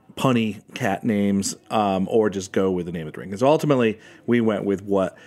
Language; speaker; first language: English; native; English